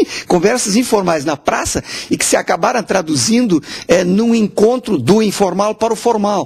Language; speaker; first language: Portuguese; native; Portuguese